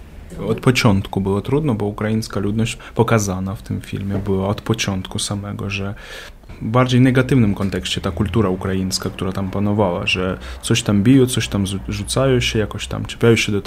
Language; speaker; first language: Polish; non-native, learner; Ukrainian